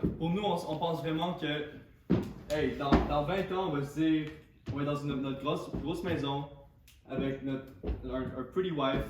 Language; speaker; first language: French; native; French